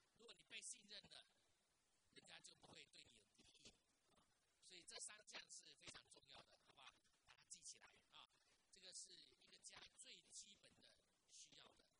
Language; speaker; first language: Chinese; native; Chinese